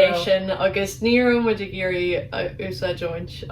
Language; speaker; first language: Irish; non-native, local second language; English